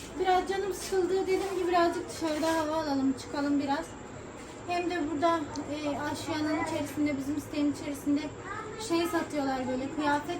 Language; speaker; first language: Turkish; non-native, fluent; Urdu